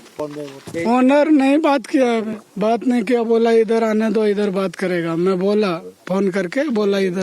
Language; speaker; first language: Hindi; non-native, local second language; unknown